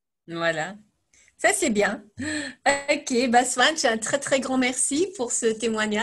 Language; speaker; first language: French; non-native, fluent; German